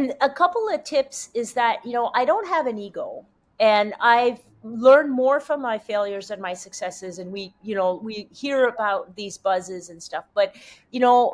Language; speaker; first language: English; non-native, fluent; French